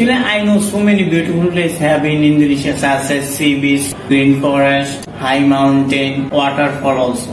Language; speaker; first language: English; non-native, learner; Bangla